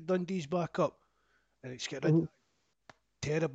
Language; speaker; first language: English; native; English